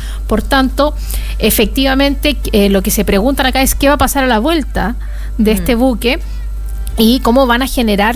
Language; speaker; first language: Spanish; native; Spanish